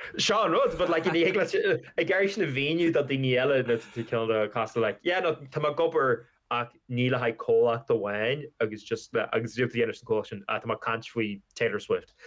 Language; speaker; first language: Irish; native; Irish